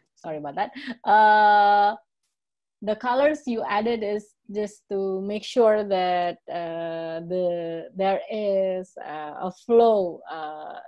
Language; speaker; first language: English; non-native, fluent; Indonesian